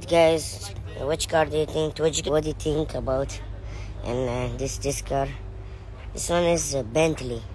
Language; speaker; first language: English; non-native, learner; Tajik